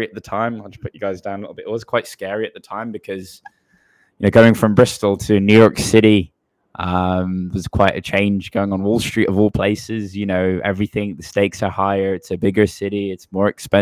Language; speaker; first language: English; native; English